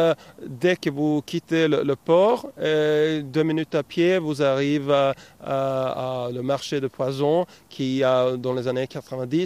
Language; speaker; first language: French; non-native, fluent; Norwegian